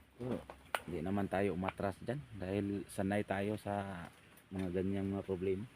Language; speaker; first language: Filipino; non-native, local second language; Cebuano